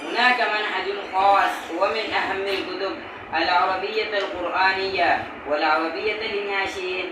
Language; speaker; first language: Arabic; non-native, learner; Urdu